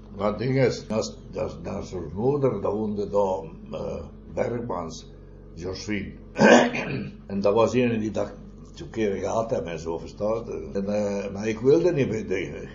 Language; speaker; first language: Dutch; non-native, fluent; Italian